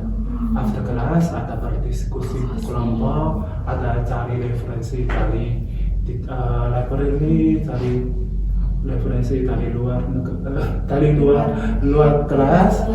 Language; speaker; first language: Indonesian; non-native, fluent; Chinese